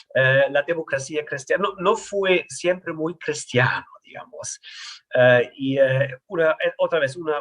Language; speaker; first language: Spanish; non-native, fluent; German